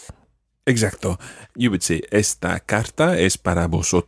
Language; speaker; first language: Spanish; non-native, fluent; English